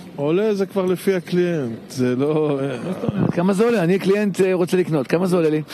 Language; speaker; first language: Hebrew; native; Hebrew